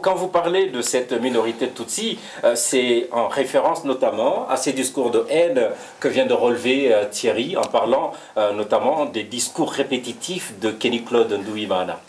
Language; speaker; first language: French; non-native, local second language; Rundi